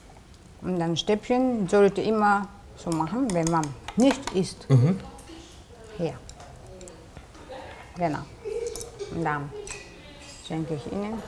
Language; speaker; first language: German; non-native, learner; Japanese